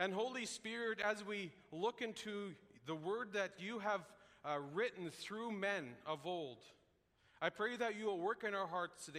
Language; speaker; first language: English; native; English